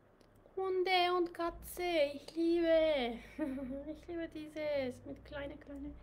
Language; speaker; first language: German; non-native, learner; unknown